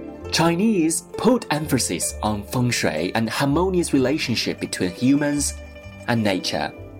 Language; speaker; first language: English; non-native, fluent; Chinese